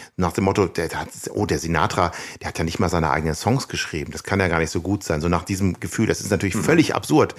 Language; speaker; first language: German; native; German